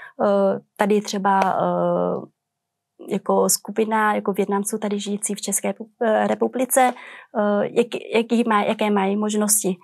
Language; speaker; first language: Czech; non-native, fluent; Vietnamese